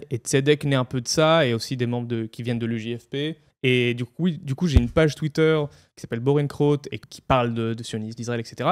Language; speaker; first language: French; non-native, fluent; Hebrew